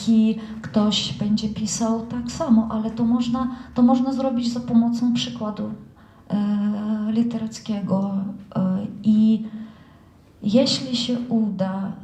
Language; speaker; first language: Polish; non-native, fluent; Russian